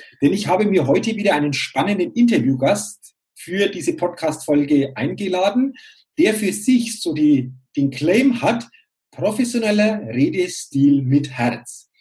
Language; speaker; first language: German; native; German